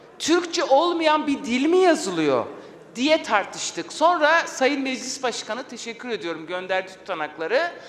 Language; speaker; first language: Turkish; non-native, local second language; Kurdish